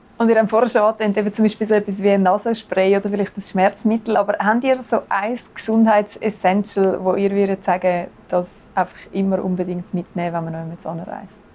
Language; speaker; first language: German; native; German